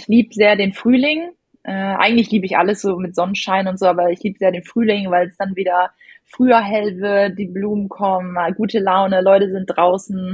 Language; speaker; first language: German; native; German